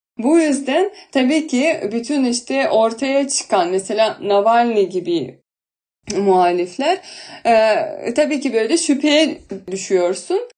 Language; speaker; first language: Turkish; non-native, fluent; Russian